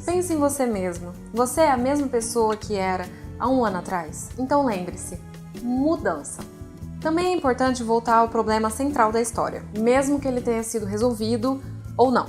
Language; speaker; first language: Portuguese; native; Portuguese